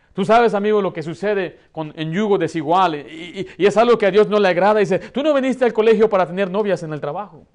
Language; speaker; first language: Spanish; early bilingual, heritage; Spanish